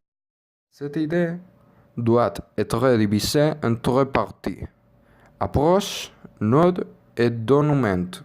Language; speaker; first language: French; non-native, learner; Spanish